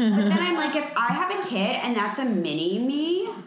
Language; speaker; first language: English; native; English